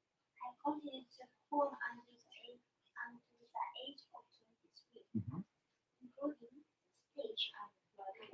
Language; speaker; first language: English; non-native, learner; Japanese